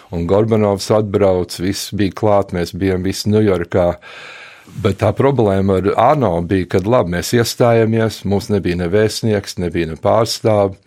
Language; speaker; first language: Latvian; early bilingual, heritage; Latvian